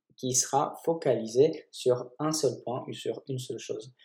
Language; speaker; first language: French; non-native, fluent; Polish